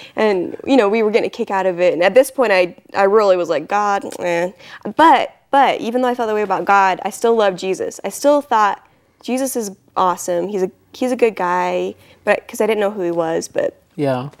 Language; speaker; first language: English; native; English